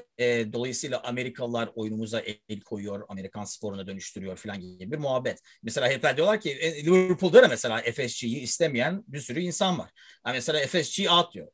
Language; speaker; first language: Turkish; early bilingual, heritage; Turkish